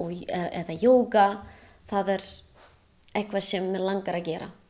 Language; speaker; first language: Icelandic; non-native, learner; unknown